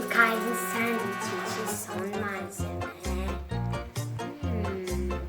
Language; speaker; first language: Turkish; early bilingual, heritage; Turkish